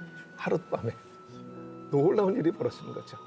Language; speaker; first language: Korean; native; Korean